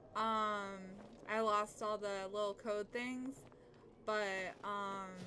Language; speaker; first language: English; native; English